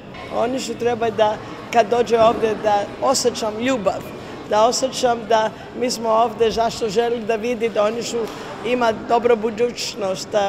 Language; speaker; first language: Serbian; non-native, learner; English